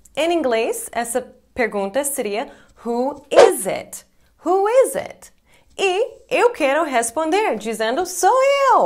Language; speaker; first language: Portuguese; non-native, fluent; English